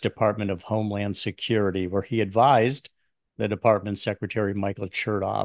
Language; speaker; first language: English; native; English